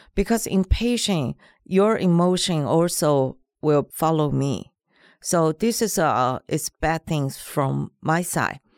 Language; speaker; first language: English; non-native, learner; Chinese